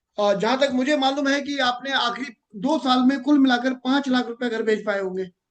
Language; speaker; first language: Hindi; native; Hindi